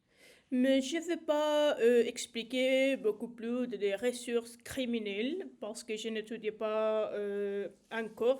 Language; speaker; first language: French; non-native, learner; Spanish